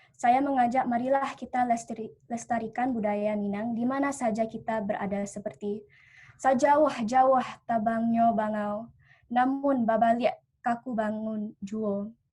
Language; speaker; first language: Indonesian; early bilingual, heritage; Indonesian